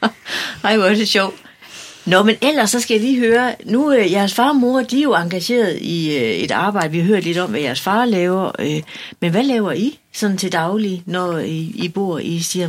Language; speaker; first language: Danish; native; Danish